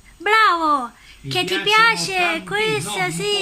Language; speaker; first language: Italian; non-native, learner; Thai